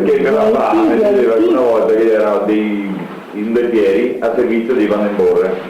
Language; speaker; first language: Italian; native; Italian